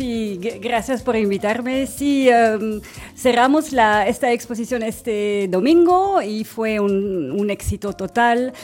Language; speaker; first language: Spanish; non-native, fluent; French